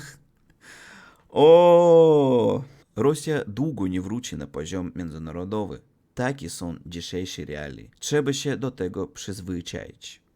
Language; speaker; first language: Polish; non-native, learner; Russian